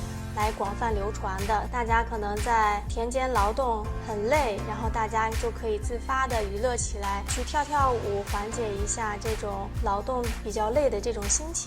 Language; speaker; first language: Chinese; native; Chinese